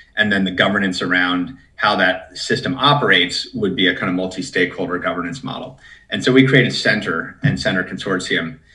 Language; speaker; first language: English; native; English